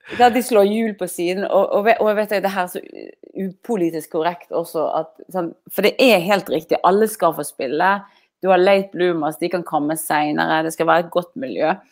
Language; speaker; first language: Norwegian; native; Norwegian